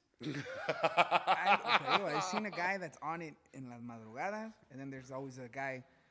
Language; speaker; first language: English; early bilingual, other home language; Spanish